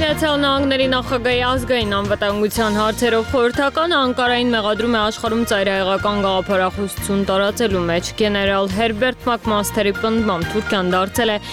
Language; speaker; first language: Armenian; native; Armenian